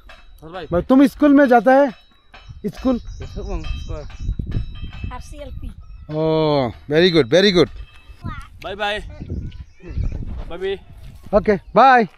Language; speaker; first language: Hindi; non-native, learner; Bangla